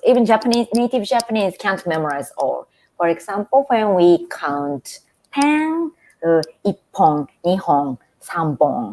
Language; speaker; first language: English; non-native, fluent; Japanese